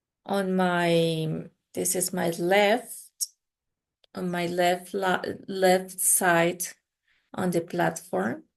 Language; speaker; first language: English; non-native, fluent; Spanish